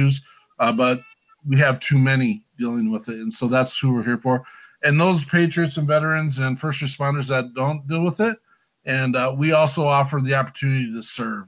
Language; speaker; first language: English; native; English